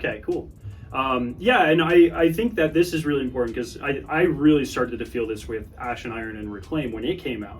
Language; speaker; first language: English; native; English